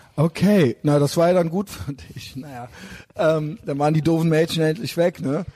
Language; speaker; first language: German; native; German